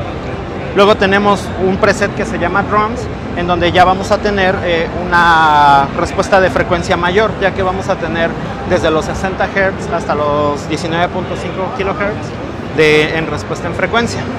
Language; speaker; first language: Spanish; native; Spanish